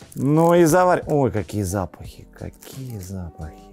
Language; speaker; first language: Russian; native; Russian